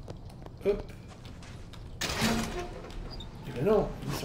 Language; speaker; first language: French; native; French